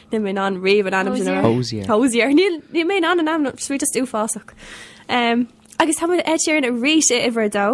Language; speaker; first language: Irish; non-native, local second language; English